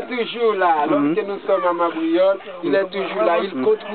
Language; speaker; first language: French; non-native, local second language; Haitian Creole